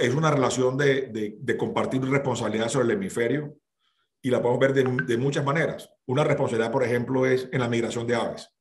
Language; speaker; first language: Spanish; native; Spanish